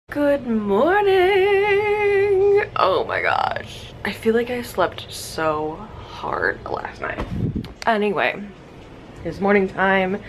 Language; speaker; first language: English; native; English